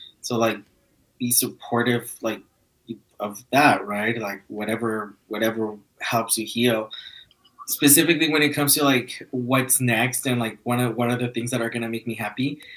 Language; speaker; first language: English; early bilingual, other home language; Spanish